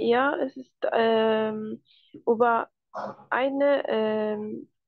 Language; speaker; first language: German; non-native, learner; Arabic